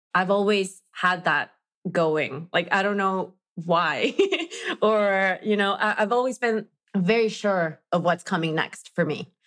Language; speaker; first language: English; non-native, fluent; Spanish